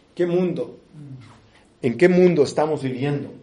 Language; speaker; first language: Spanish; early bilingual, other home language; English